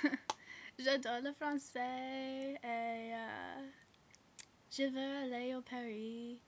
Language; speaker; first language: French; non-native, learner; English